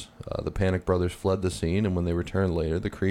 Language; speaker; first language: English; native; English